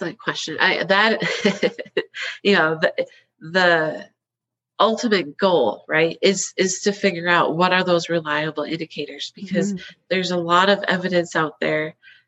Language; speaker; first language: English; native; English